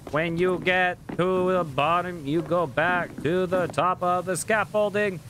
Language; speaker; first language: English; native; English